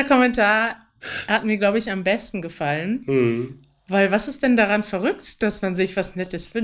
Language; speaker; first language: German; native; German